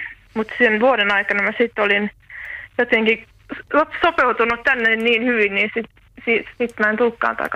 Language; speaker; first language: Finnish; native; Finnish